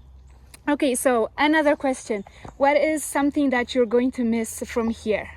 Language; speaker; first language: English; non-native, local second language; Amharic